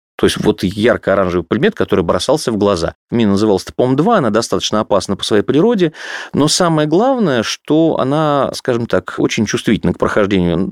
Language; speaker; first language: Russian; native; Russian